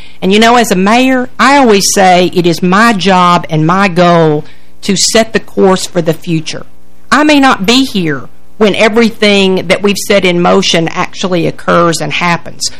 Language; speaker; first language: English; native; English